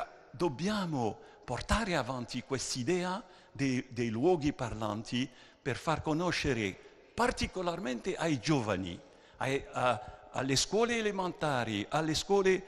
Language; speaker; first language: Italian; non-native, fluent; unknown